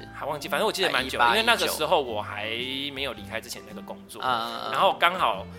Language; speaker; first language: Chinese; native; Chinese